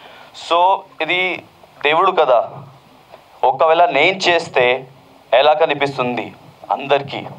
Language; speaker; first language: Telugu; non-native, local second language; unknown